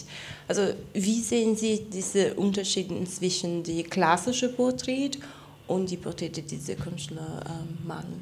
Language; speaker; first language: German; non-native, fluent; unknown